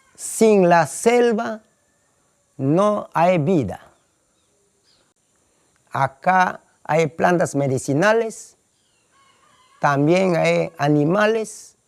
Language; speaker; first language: Spanish; non-native, local second language; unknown